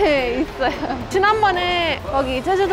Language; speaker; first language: Korean; non-native, fluent; Persian